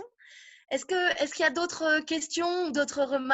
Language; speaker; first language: French; native; French